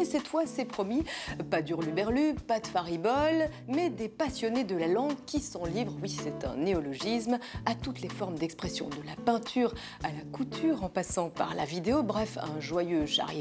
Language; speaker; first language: French; native; French